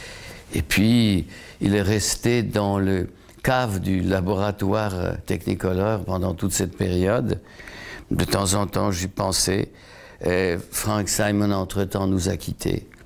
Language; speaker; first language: French; non-native, fluent; Polish